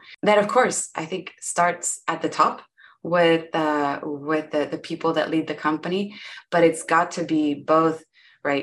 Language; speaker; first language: English; non-native, fluent; Spanish